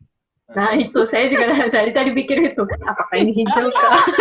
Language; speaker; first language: Indonesian; non-native, fluent; Japanese